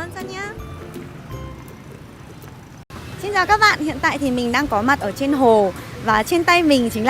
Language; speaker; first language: Vietnamese; native; Vietnamese